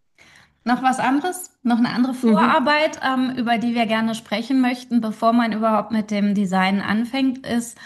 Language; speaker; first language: German; native; German